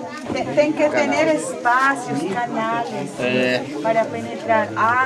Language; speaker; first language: Portuguese; non-native, fluent; Spanish